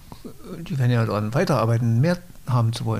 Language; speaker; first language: German; native; German